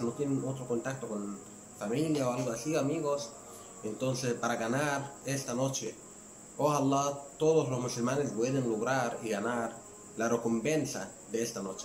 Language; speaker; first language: Spanish; non-native, learner; Arabic